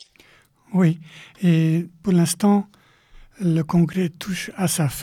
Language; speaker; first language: French; native; French